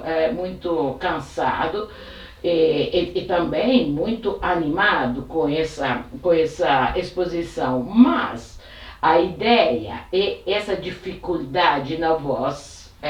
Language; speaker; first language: Portuguese; non-native, fluent; Italian